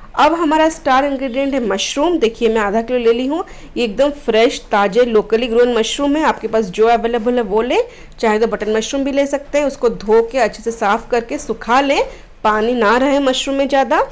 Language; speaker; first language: Hindi; non-native, local second language; Odia